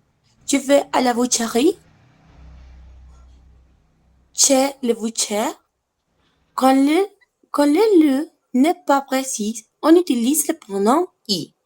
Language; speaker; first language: French; non-native, learner; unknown